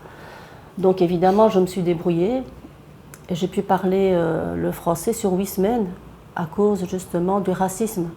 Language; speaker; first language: French; early bilingual, other home language; Chinese